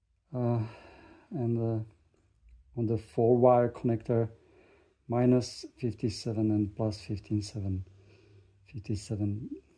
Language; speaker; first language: English; non-native, fluent; Czech